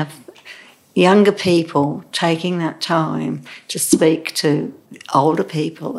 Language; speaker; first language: English; native; English